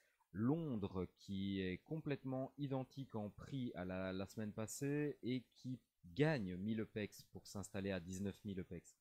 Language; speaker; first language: French; native; French